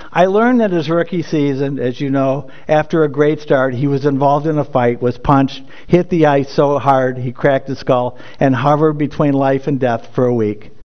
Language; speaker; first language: English; native; English